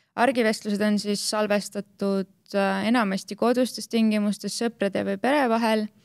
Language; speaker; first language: Estonian; native; Estonian